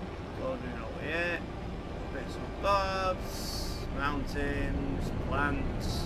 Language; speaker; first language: English; native; English